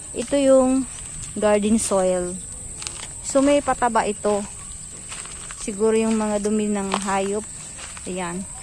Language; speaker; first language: Filipino; non-native, local second language; Bikol